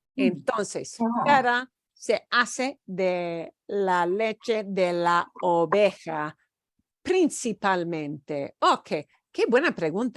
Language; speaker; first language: Spanish; non-native, fluent; English